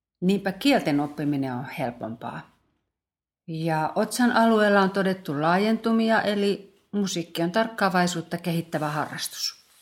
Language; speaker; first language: Finnish; native; Finnish